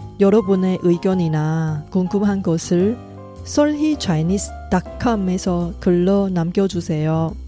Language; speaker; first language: Korean; non-native, fluent; Chinese